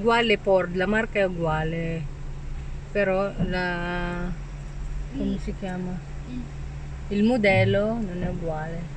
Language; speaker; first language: Italian; non-native, fluent; Filipino